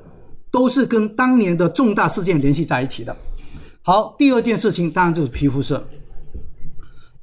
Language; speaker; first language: Chinese; native; Chinese